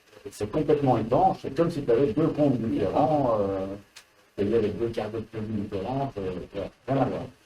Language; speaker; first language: French; native; French